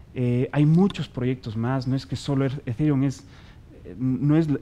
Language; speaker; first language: Spanish; native; Spanish